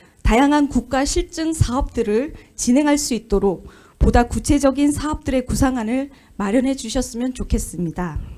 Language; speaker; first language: Korean; native; Korean